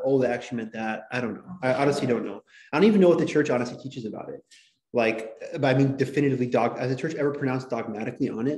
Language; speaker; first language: English; native; English